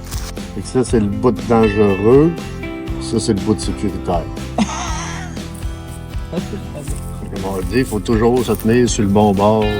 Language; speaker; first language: French; native; French